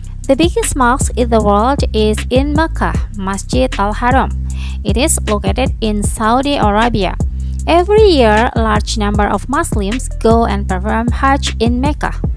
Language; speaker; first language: English; non-native, fluent; Indonesian